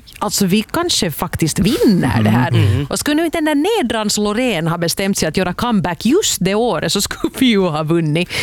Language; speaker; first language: Swedish; native; Swedish